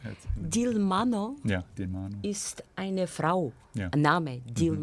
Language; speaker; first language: German; non-native, fluent; Bulgarian